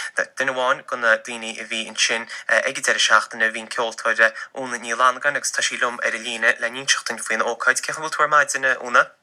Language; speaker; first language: Irish; native; Irish